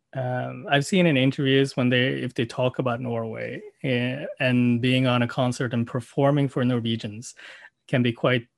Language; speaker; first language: English; non-native, fluent; Norwegian